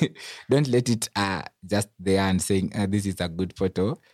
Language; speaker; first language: English; non-native, local second language; Luo (Kenya and Tanzania)